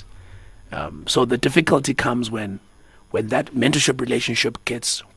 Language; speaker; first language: English; non-native, local second language; Zulu